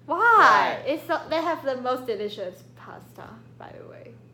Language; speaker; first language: English; non-native, learner; Chinese